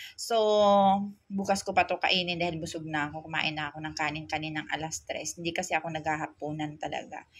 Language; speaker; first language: Filipino; non-native, local second language; Cebuano